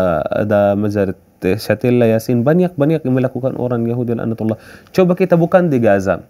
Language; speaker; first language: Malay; non-native, fluent; Arabic